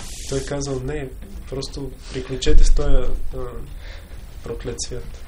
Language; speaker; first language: Bulgarian; native; Bulgarian